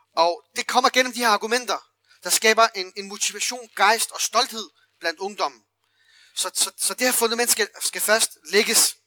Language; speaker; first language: Danish; early bilingual, other home language; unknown